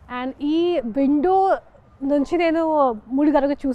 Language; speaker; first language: Telugu; non-native, local second language; Hindi